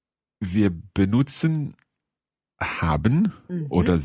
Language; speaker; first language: German; non-native, learner; English